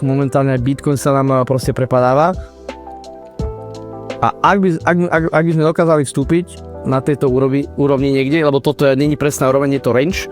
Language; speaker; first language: Slovak; native; Slovak